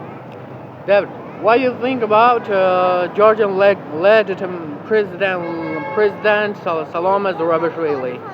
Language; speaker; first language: English; non-native, learner; Georgian